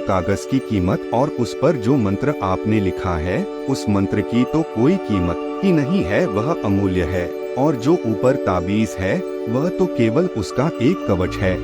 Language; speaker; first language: Hindi; native; Hindi